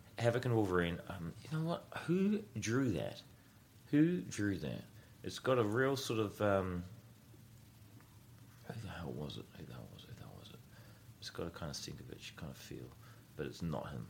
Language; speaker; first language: English; native; English